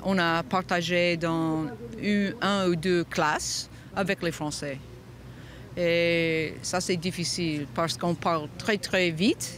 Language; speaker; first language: French; non-native, fluent; English